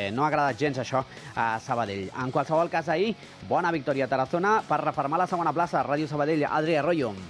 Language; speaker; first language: Catalan; native; Catalan